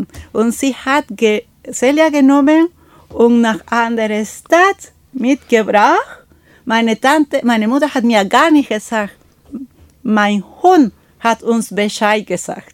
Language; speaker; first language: German; non-native, fluent; Spanish